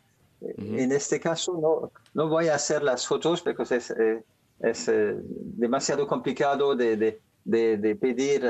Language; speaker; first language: Spanish; non-native, learner; French